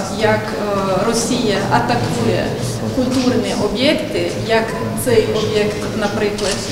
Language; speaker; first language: Ukrainian; non-native, learner; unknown